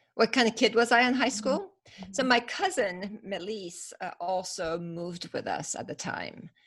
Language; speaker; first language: English; early bilingual, other home language; Persian